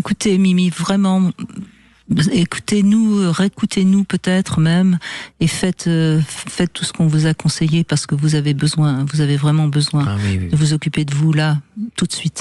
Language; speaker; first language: French; native; French